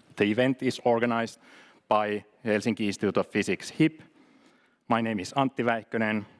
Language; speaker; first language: English; non-native, fluent; Finnish